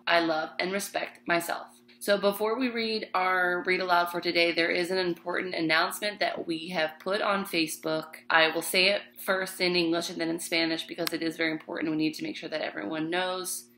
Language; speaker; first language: English; native; English